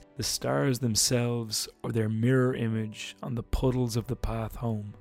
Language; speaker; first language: English; native; English